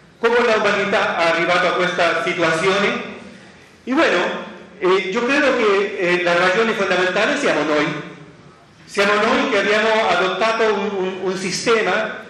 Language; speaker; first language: Italian; non-native, fluent; Spanish